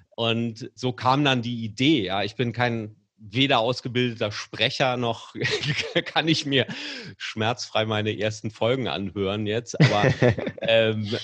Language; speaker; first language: German; native; German